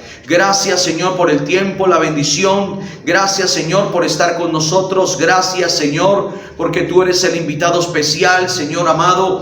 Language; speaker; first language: Spanish; native; Spanish